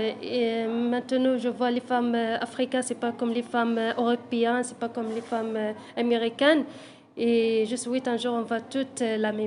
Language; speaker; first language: French; non-native, learner; Arabic